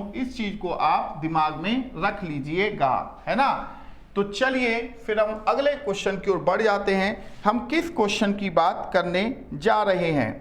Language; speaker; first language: Hindi; native; Hindi